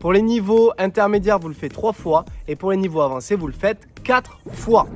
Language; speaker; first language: French; native; French